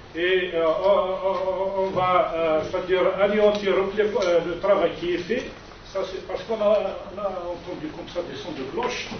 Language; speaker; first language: French; non-native, local second language; Kabyle